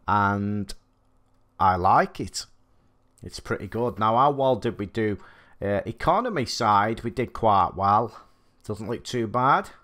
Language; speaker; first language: English; native; English